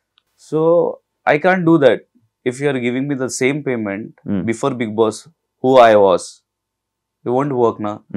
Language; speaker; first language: Telugu; non-native, learner; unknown